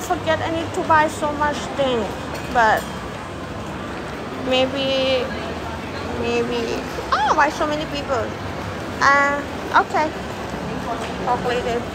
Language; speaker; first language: English; non-native, learner; Thai